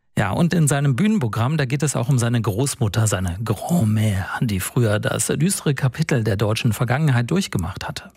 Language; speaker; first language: German; native; German